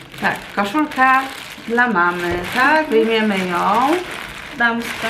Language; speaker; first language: Polish; native; Polish